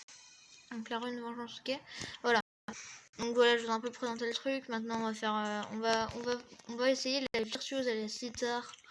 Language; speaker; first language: French; native; French